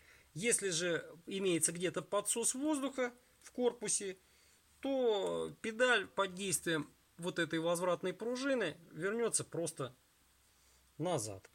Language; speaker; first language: Russian; native; Russian